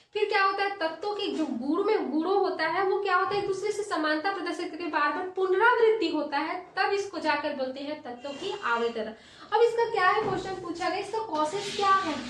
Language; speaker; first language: Hindi; native; Hindi